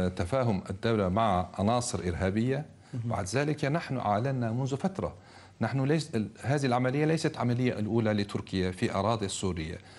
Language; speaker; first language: Arabic; non-native, fluent; Turkish